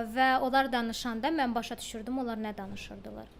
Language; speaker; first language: Azerbaijani; early bilingual, heritage; Ukrainian